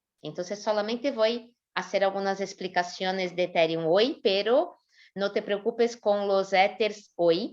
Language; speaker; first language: Spanish; non-native, fluent; Portuguese